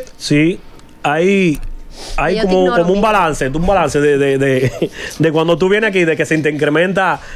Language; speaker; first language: Spanish; native; Spanish